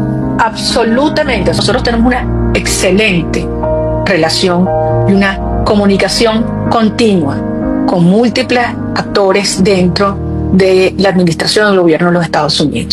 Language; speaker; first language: Spanish; native; Spanish